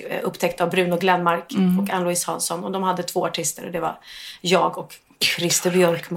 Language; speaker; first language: Swedish; native; Swedish